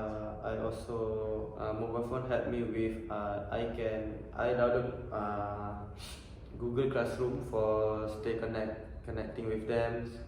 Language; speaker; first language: English; non-native, learner; Malay